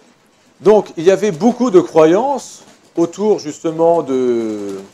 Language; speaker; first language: French; native; French